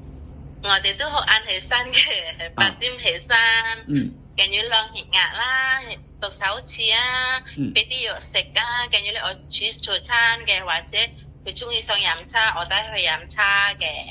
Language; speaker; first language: Cantonese; non-native, learner; Indonesian